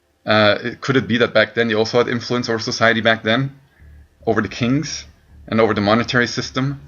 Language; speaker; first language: English; non-native, fluent; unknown